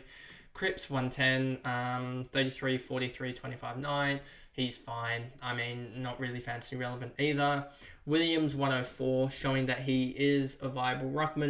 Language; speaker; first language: English; native; English